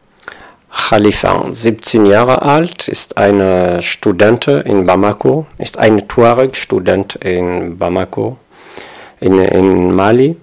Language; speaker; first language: German; non-native, learner; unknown